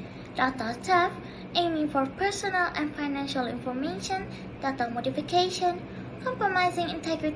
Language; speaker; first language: English; non-native, local second language; Malay